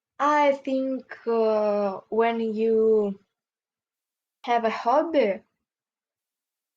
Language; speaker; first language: English; non-native, learner; Russian